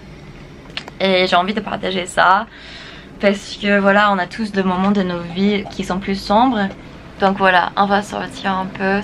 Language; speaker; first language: French; non-native, fluent; English